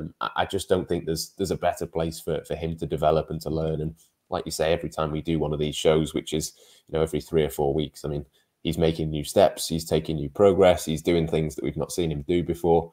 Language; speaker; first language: English; native; English